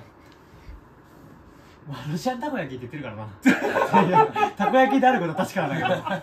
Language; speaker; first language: Japanese; native; Japanese